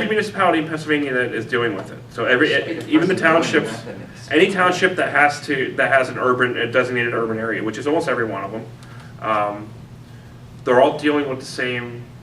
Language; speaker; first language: English; native; English